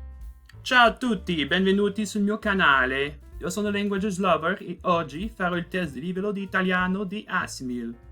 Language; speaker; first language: Italian; non-native, learner; Portuguese